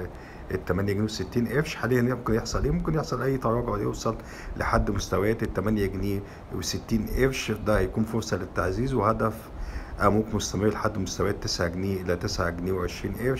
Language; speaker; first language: Arabic; native; Arabic